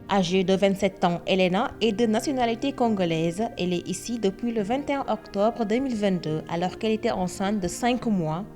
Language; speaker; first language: French; non-native, local second language; Wolof